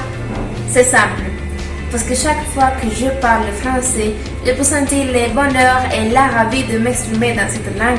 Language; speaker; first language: French; non-native, fluent; Spanish